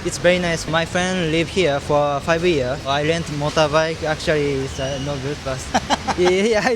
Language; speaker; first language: English; non-native, learner; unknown